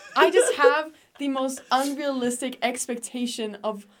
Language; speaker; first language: English; non-native, fluent; Danish